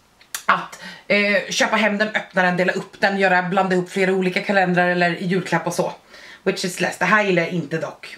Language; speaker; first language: Swedish; native; Swedish